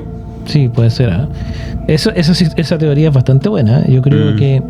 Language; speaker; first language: Spanish; native; Spanish